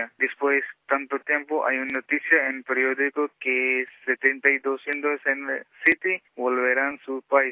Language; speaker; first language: Spanish; non-native, local second language; Punjabi